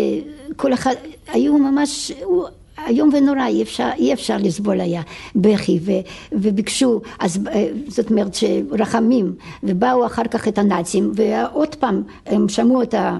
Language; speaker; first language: Hebrew; non-native, fluent; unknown